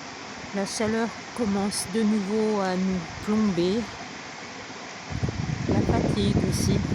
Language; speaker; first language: French; native; French